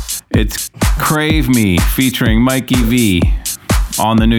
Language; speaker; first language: English; native; English